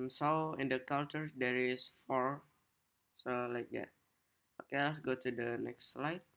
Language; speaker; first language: English; non-native, learner; Indonesian